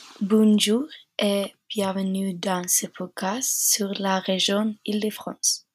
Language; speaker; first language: French; non-native, learner; Norwegian